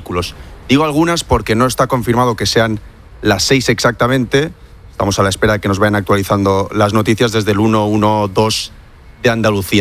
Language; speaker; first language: Spanish; native; Spanish